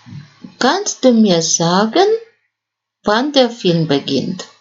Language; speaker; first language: German; non-native, fluent; Russian